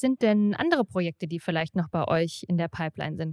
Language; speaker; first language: German; native; German